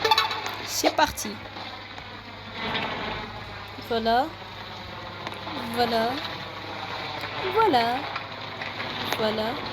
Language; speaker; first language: French; native; French